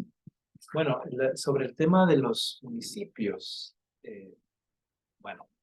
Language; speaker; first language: Spanish; native; Spanish